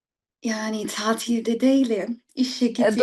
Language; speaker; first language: Turkish; early bilingual, heritage; English